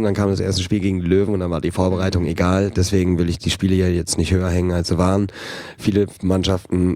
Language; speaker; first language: German; native; German